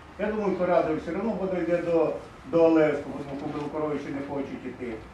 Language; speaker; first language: Ukrainian; native; Ukrainian